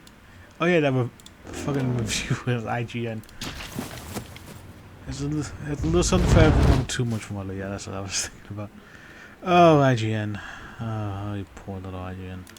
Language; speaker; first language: English; native; English